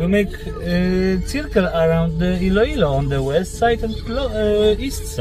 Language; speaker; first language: English; non-native, learner; Polish